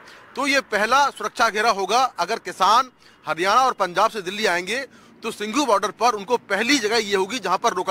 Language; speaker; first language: Hindi; native; Hindi